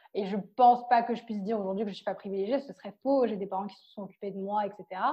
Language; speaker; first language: French; native; French